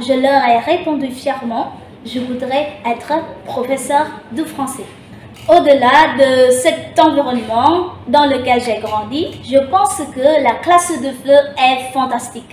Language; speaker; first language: French; non-native, local second language; Khmer